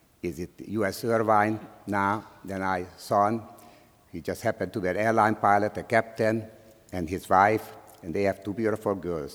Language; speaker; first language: English; non-native, fluent; Slovak